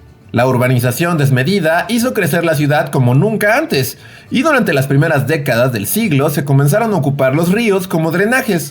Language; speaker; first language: Spanish; native; Spanish